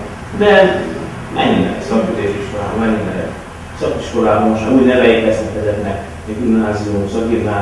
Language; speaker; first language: Hungarian; native; Hungarian